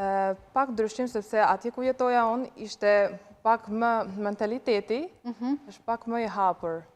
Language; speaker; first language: Albanian; early bilingual, heritage; Albanian